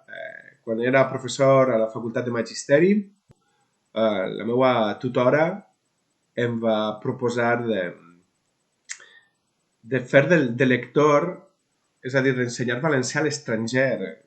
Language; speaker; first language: Catalan; non-native, local second language; Spanish